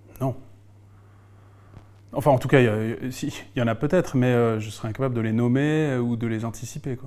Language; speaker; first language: French; native; French